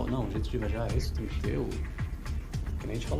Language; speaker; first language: Portuguese; native; Portuguese